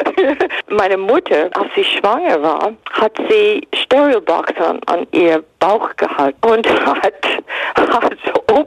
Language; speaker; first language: German; non-native, fluent; English